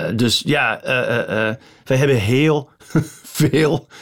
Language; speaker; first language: Dutch; non-native, fluent; English